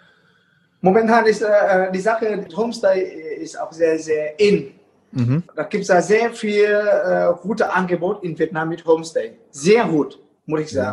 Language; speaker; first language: German; non-native, fluent; Vietnamese